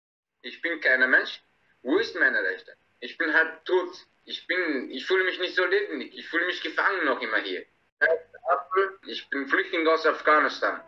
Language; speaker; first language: German; non-native, learner; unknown